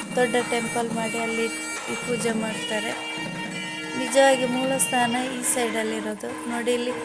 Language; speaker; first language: Kannada; non-native, local second language; Tulu